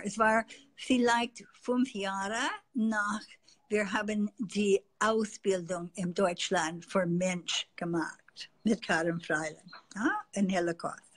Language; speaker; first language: German; non-native, fluent; English